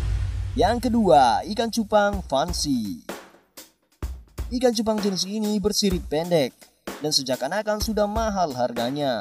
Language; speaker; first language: Indonesian; native; Indonesian